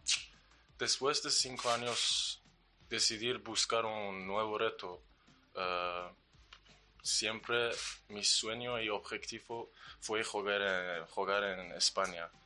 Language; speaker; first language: Spanish; non-native, learner; Persian